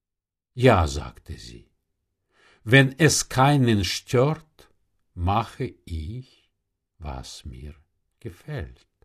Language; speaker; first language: German; non-native, fluent; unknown